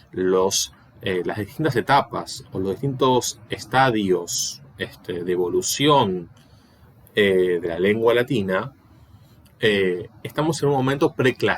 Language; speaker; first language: Spanish; native; Spanish